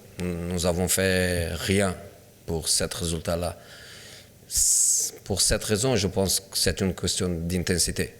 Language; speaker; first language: French; non-native, fluent; Portuguese